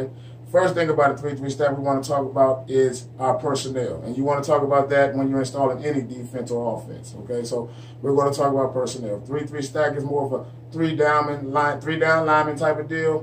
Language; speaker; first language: English; native; English